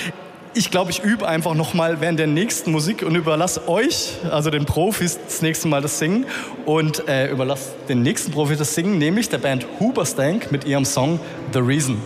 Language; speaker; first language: German; native; German